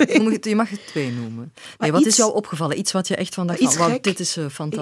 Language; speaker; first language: Dutch; native; Dutch